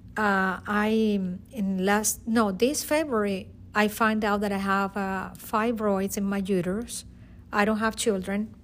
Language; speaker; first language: English; non-native, fluent; Spanish